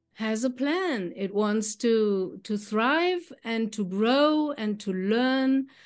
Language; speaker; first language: English; non-native, fluent; German